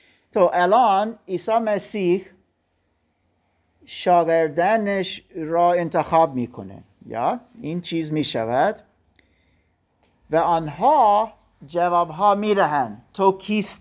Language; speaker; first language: Persian; non-native, learner; German